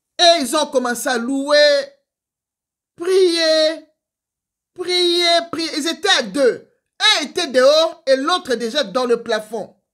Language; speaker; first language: French; non-native, local second language; Lingala